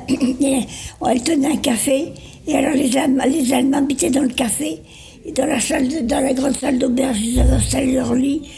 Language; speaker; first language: French; native; French